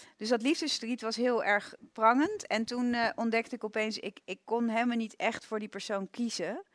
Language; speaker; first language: Dutch; native; Dutch